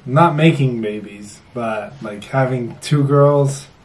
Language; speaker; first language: English; native; English